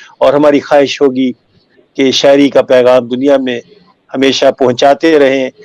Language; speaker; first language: Urdu; native; Urdu